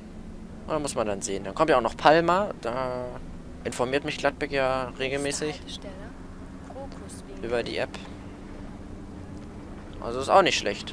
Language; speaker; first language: German; native; German